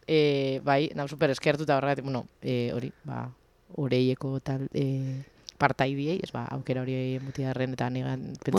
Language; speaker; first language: Basque; native; Basque